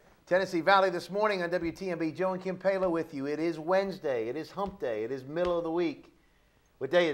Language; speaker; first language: English; native; English